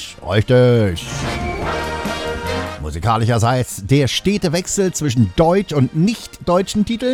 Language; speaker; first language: German; native; German